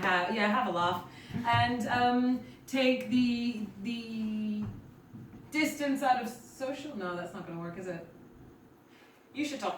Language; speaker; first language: English; native; English